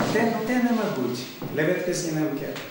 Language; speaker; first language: Hungarian; non-native, learner; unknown